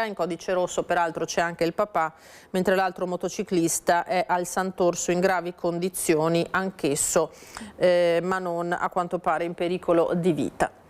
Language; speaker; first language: Italian; native; Italian